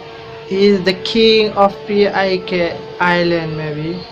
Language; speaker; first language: English; non-native, learner; Bangla